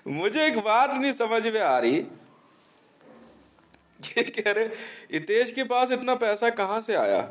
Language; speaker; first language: Hindi; native; Hindi